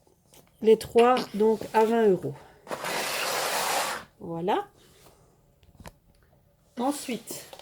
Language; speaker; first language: French; native; French